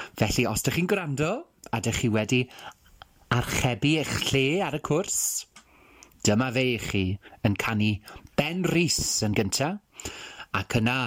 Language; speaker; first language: Welsh; non-native, fluent; English